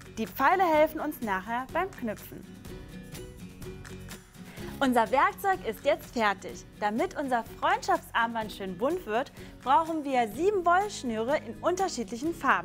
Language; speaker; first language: German; native; German